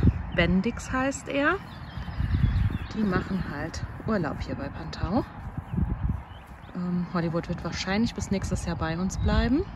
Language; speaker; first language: German; native; German